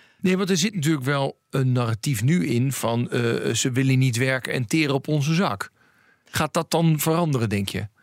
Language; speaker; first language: Dutch; native; Dutch